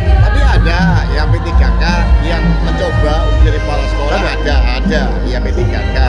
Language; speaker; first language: Indonesian; native; Indonesian